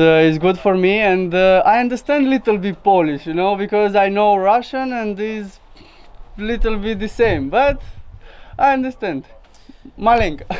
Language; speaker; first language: English; non-native, learner; Romanian